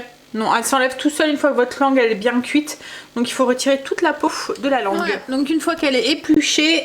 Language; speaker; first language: French; native; French